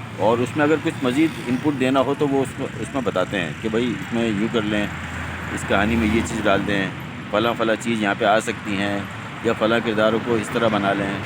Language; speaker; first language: Urdu; non-native, local second language; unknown